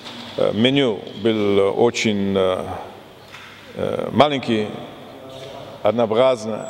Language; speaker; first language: Russian; non-native, fluent; German